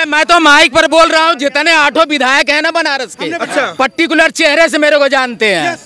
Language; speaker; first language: Hindi; native; Hindi